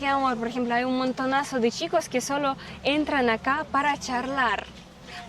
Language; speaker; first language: Spanish; non-native, fluent; Russian